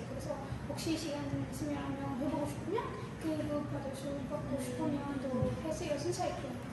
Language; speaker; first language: Korean; non-native, fluent; Arabic